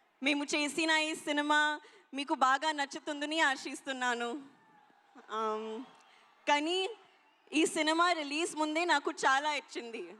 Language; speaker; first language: Telugu; non-native, learner; Hindi